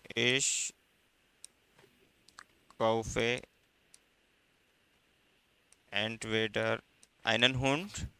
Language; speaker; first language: German; non-native, fluent; Hindi